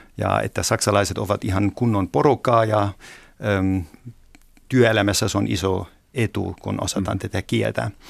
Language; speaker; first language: Finnish; non-native, fluent; German